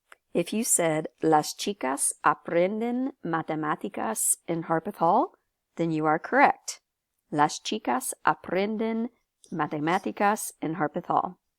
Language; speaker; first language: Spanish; non-native, fluent; English